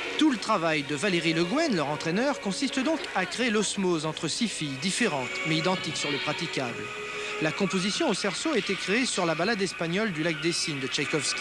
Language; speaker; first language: French; native; French